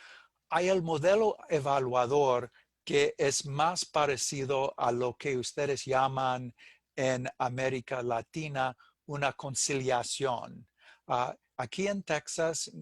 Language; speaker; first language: Spanish; non-native, fluent; English